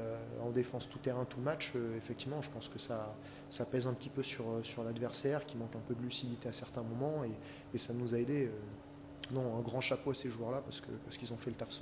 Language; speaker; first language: French; native; French